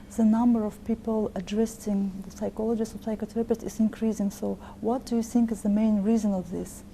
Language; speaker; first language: English; non-native, fluent; Kazakh